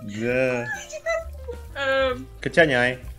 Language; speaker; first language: Romanian; non-native, learner; Indonesian